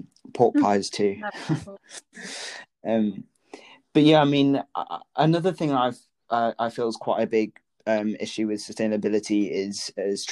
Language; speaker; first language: English; native; English